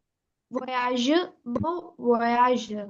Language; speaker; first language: French; non-native, learner; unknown